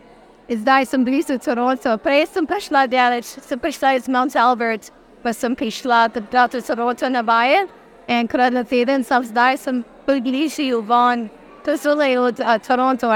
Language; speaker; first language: Slovenian; early bilingual, heritage; Slovenian